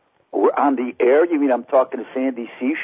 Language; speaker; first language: English; native; English